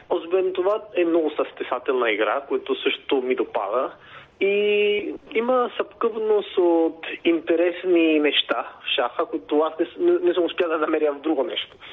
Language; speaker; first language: Bulgarian; non-native, fluent; Spanish